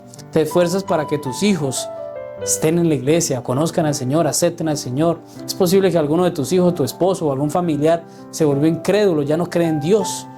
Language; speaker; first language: Spanish; native; Spanish